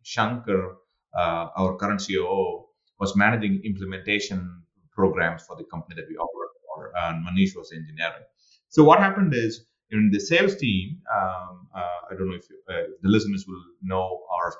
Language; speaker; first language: English; non-native, local second language; Tamil